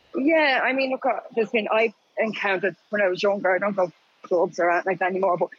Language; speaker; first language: English; native; English